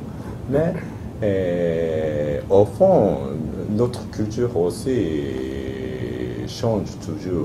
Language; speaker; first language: French; non-native, fluent; Japanese